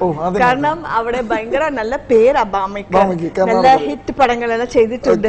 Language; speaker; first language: Malayalam; non-native, learner; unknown